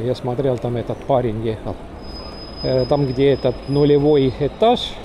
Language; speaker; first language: Russian; non-native, learner; Estonian